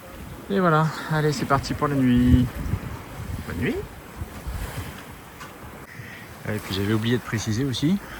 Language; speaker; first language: French; native; French